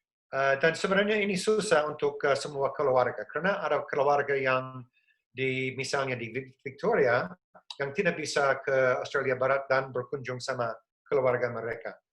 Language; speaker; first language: Indonesian; non-native, fluent; English